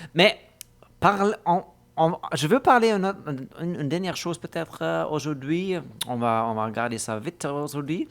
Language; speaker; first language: French; non-native, fluent; German